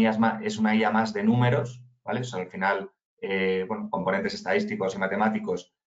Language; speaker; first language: Spanish; native; Spanish